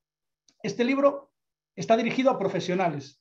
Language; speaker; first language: Spanish; native; Spanish